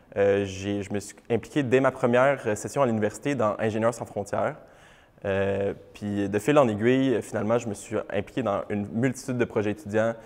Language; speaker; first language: French; native; French